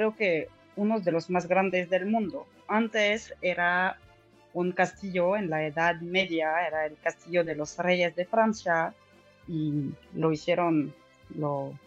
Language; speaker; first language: Spanish; non-native, fluent; French